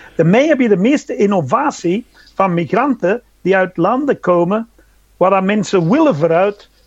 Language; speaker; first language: Dutch; non-native, fluent; English